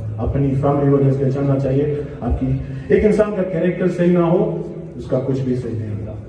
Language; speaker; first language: Urdu; early bilingual, heritage; Urdu